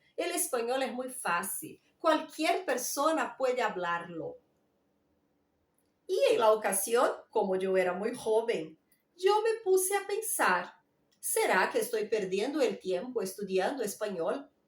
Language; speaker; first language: Spanish; non-native, fluent; Portuguese